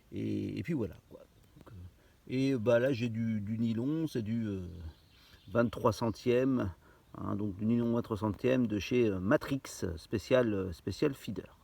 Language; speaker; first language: French; native; French